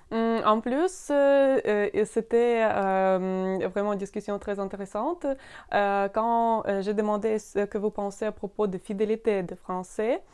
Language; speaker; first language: French; non-native, fluent; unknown